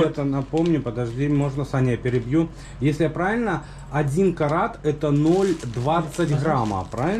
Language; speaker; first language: Russian; native; Russian